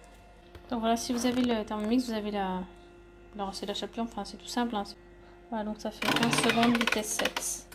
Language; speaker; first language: French; native; French